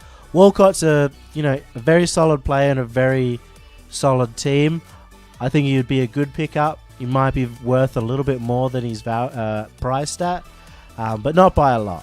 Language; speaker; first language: English; native; English